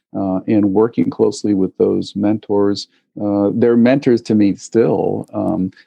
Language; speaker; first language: English; native; English